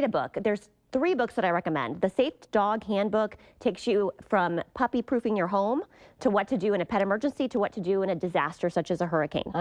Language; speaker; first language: English; native; English